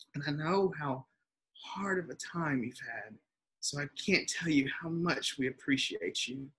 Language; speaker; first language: English; native; English